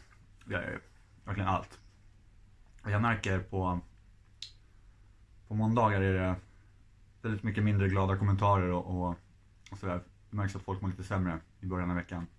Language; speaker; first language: Swedish; native; Swedish